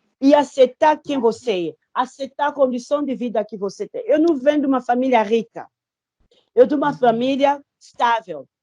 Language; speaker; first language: Portuguese; non-native, fluent; Lingala